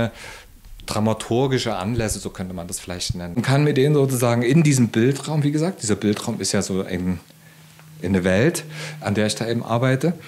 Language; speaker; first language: German; native; German